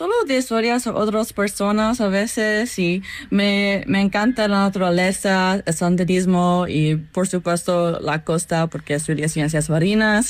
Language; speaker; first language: Spanish; non-native, fluent; English